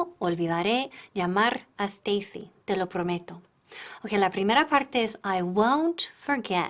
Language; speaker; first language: Spanish; non-native, fluent; English